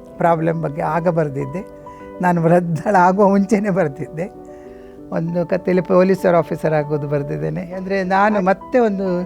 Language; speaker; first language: Kannada; native; Kannada